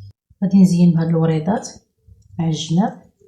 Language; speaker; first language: Arabic; native; Arabic